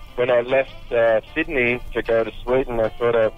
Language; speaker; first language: English; native; English